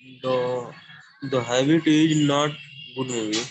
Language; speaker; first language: English; non-native, learner; Hindi